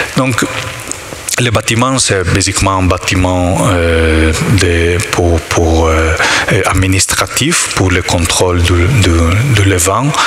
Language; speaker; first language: French; non-native, learner; Italian